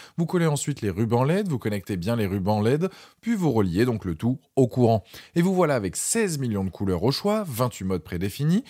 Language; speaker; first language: French; native; French